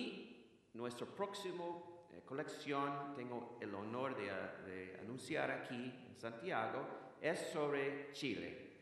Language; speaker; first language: Spanish; non-native, fluent; English